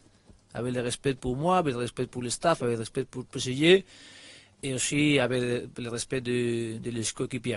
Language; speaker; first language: French; non-native, learner; Spanish